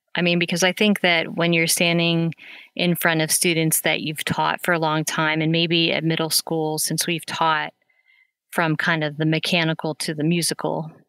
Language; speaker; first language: English; native; English